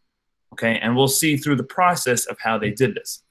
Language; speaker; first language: English; native; English